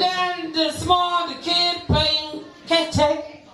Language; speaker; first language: English; non-native, learner; Indonesian